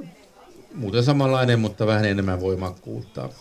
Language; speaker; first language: Finnish; non-native, local second language; Swedish